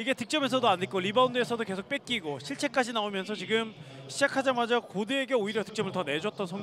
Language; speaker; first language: Korean; native; Korean